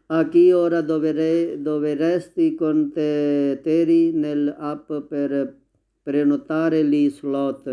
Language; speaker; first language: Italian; non-native, learner; Urdu